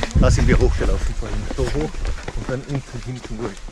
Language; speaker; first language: German; native; German